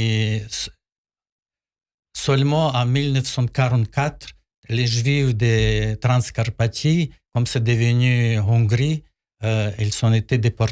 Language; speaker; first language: French; non-native, learner; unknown